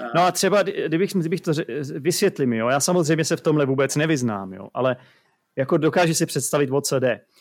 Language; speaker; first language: Czech; native; Czech